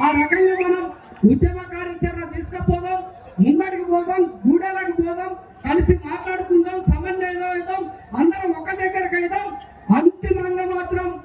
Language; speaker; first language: Telugu; non-native, local second language; Koya